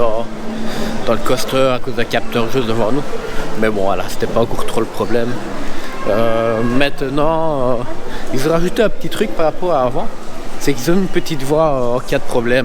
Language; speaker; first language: French; native; French